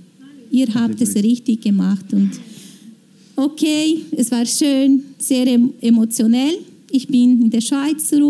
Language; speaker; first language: German; non-native, fluent; Portuguese